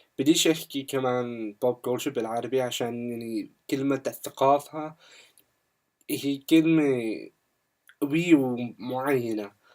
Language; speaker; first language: Arabic; non-native, learner; English